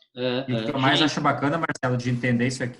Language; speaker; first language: Portuguese; native; Portuguese